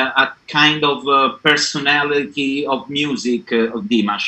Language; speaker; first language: English; non-native, learner; Italian